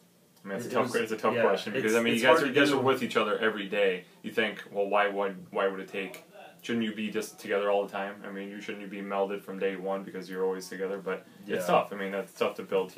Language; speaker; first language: English; native; English